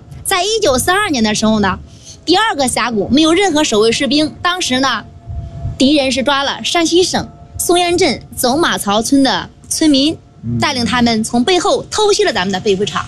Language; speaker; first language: Chinese; native; Chinese